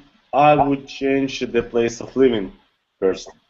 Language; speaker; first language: English; non-native, learner; Russian